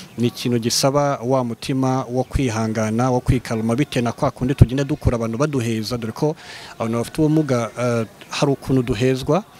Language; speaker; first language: Kinyarwanda; early bilingual, heritage; Kinyarwanda